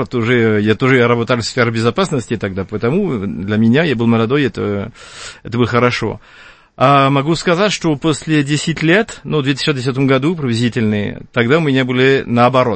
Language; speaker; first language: Russian; non-native, fluent; French